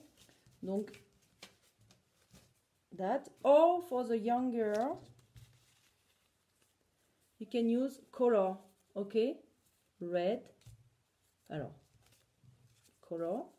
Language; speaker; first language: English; non-native, learner; French